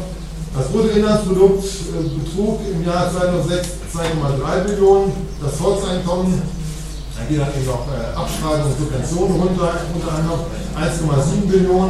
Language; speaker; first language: German; native; German